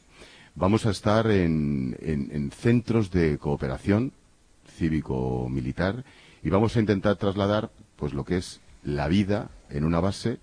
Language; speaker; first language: Spanish; native; Spanish